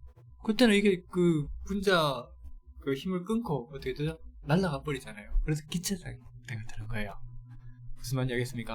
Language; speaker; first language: Korean; native; Korean